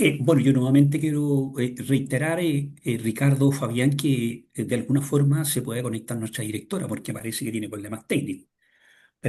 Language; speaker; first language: Spanish; native; Spanish